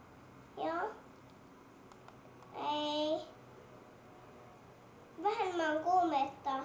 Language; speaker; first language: Finnish; early bilingual, heritage; English